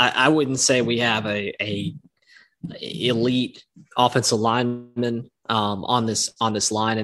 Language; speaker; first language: English; native; English